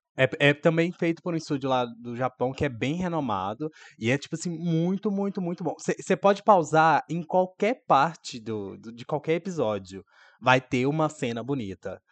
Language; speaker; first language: Portuguese; native; Portuguese